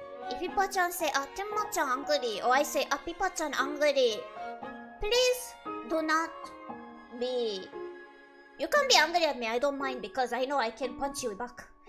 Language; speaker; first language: English; non-native, learner; Japanese